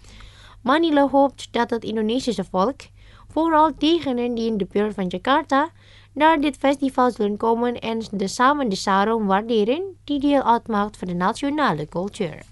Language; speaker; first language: Dutch; non-native, learner; Indonesian